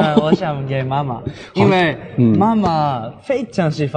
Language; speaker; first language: Chinese; non-native, learner; Japanese